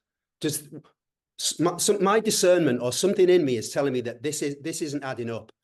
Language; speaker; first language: English; native; English